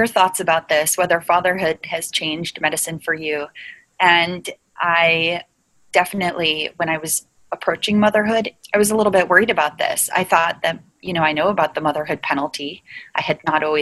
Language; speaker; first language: English; native; English